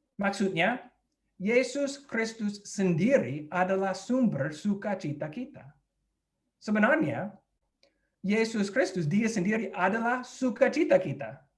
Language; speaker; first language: Indonesian; non-native, fluent; English